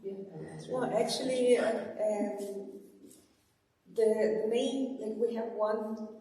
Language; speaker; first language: English; non-native, fluent; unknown